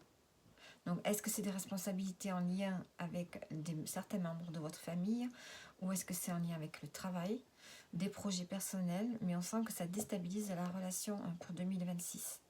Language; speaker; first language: French; native; French